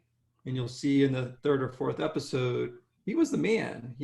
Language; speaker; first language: English; native; English